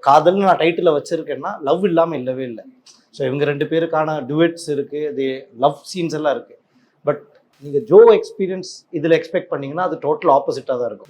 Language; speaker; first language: Tamil; native; Tamil